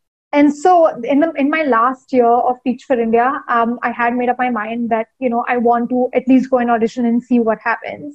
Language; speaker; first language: English; non-native, local second language; Hindi